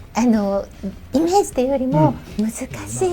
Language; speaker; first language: Japanese; native; Japanese